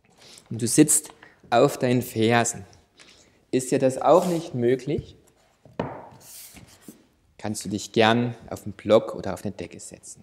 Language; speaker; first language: German; native; German